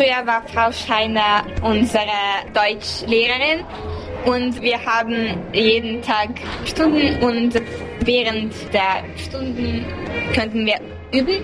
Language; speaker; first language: German; non-native, learner; Hungarian